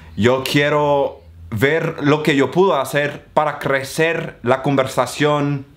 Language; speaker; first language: Spanish; non-native, fluent; English